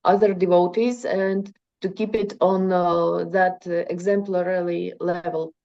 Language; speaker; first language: English; non-native, fluent; Russian